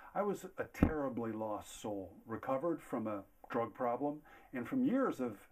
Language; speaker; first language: English; native; English